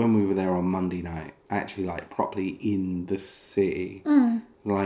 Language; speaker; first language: English; native; English